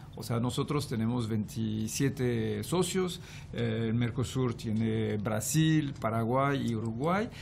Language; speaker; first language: Spanish; non-native, fluent; French